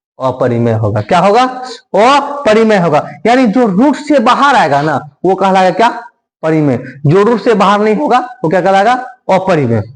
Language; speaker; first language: Hindi; native; Hindi